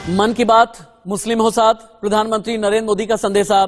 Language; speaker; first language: Hindi; native; Hindi